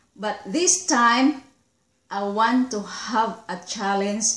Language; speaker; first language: English; non-native, local second language; Cebuano